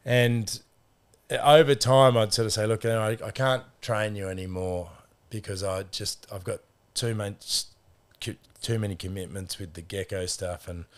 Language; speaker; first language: English; native; English